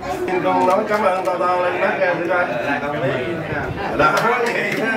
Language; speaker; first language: Vietnamese; native; Vietnamese